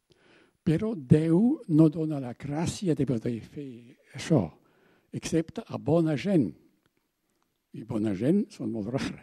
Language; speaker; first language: Catalan; non-native, fluent; German